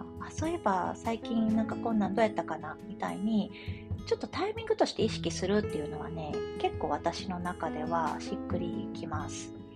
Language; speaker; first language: Japanese; native; Japanese